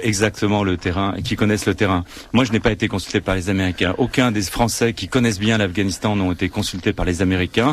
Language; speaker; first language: French; native; French